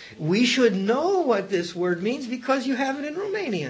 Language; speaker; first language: English; native; English